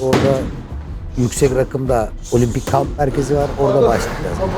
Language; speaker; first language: Turkish; native; Turkish